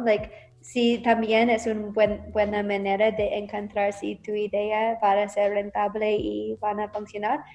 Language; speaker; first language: Spanish; non-native, learner; English